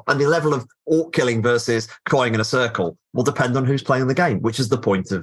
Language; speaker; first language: English; native; English